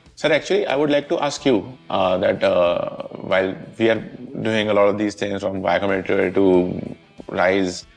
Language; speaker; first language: English; non-native, local second language; Hindi